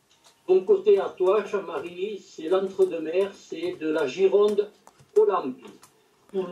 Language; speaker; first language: French; native; French